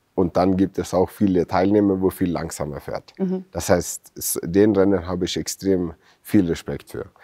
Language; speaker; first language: German; non-native, fluent; Swedish